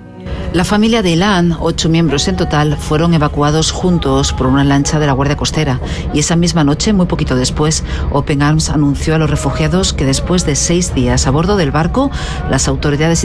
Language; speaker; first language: Spanish; native; Spanish